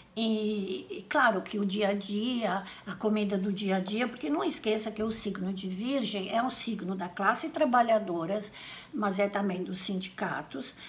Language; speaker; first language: Portuguese; non-native, fluent; Italian